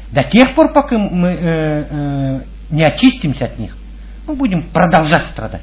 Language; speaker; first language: Russian; native; Russian